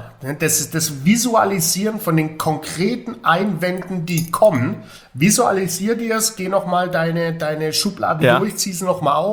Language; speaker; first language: German; native; German